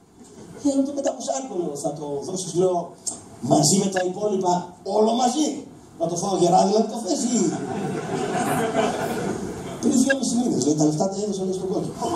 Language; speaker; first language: Greek; native; Greek